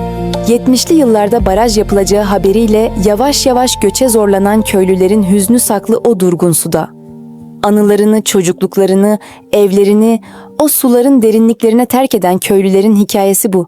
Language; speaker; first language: Turkish; native; Turkish